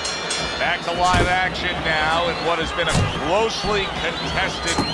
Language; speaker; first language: English; native; English